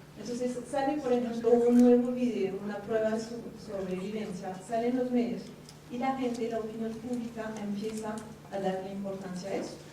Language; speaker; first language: Spanish; non-native, fluent; French